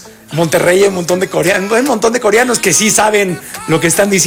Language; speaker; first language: Spanish; native; Spanish